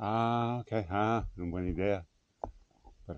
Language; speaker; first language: Spanish; non-native, learner; English